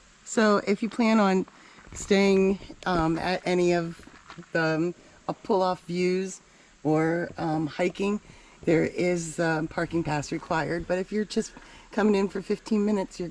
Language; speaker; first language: English; native; English